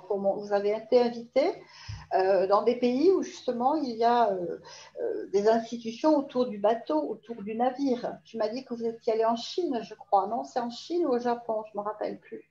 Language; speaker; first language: French; native; French